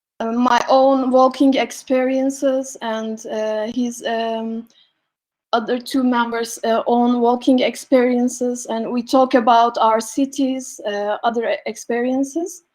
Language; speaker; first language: English; non-native, learner; Turkish